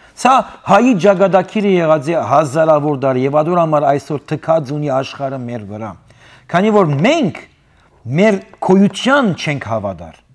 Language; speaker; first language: Armenian; native; Armenian